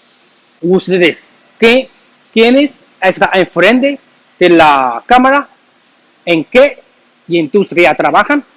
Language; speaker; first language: Spanish; non-native, learner; Chinese